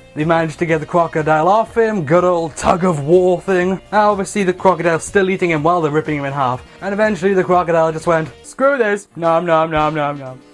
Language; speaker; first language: English; native; English